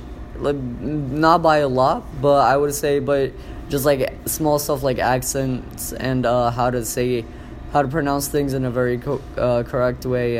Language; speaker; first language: English; early bilingual, other home language; Polish